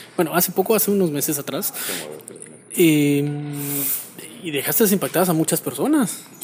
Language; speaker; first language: Spanish; native; Spanish